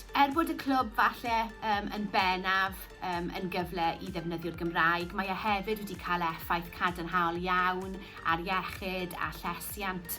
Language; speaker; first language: Welsh; native; Welsh